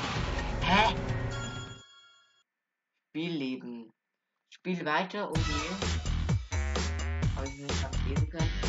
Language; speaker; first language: German; native; German